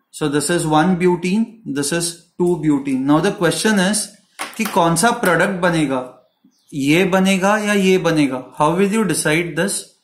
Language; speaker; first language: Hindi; non-native, local second language; Marathi